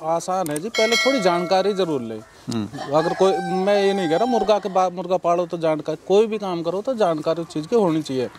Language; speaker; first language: Hindi; native; Hindi